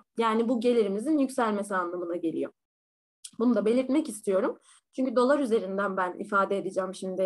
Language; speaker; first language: Turkish; native; Turkish